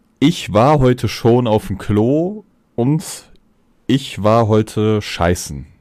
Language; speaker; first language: German; early bilingual, other home language; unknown